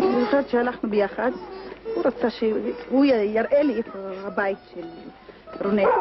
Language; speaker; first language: Hebrew; non-native, local second language; Arabic